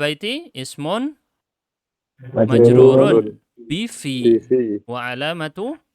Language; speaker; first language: Arabic; non-native, fluent; Indonesian